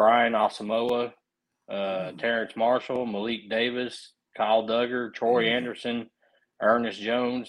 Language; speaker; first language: English; early bilingual, other home language; Spanish